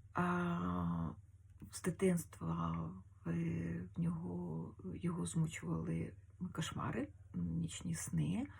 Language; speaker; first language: Ukrainian; native; Ukrainian